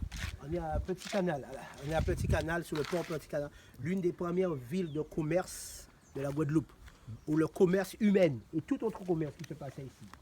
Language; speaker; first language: French; non-native, local second language; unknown